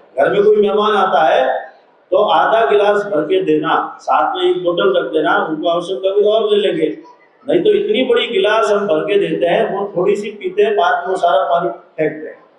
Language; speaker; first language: Hindi; native; Hindi